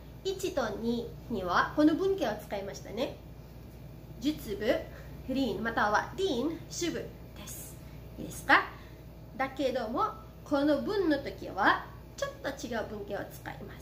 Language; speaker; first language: Japanese; non-native, fluent; Filipino